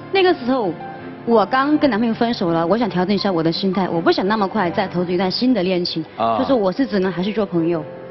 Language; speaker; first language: Chinese; native; Chinese